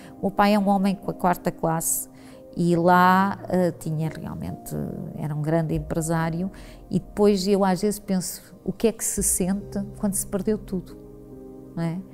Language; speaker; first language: Portuguese; native; Portuguese